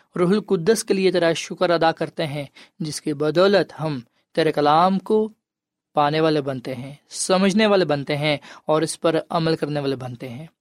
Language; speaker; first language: Urdu; non-native, local second language; Punjabi